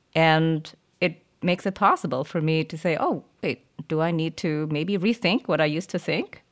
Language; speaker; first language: English; early bilingual, other home language; German